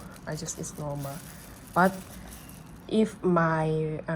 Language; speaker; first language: English; non-native, learner; Burmese